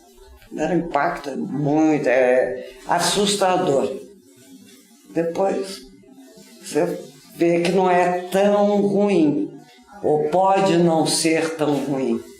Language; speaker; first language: Portuguese; native; Portuguese